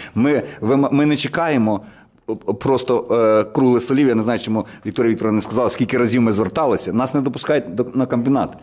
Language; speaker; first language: Ukrainian; non-native, local second language; Russian